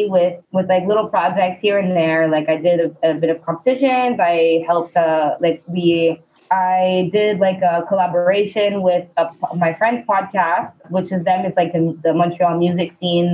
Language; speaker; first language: English; native; English